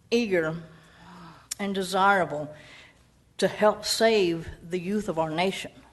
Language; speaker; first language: English; native; English